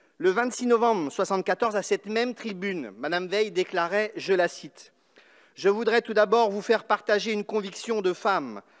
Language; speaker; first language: French; native; French